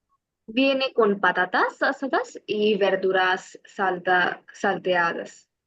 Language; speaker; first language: Spanish; non-native, learner; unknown